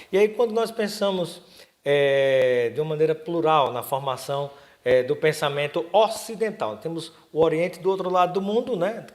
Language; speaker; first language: Portuguese; native; Portuguese